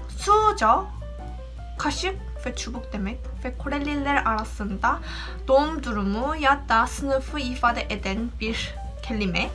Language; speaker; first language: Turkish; non-native, fluent; Korean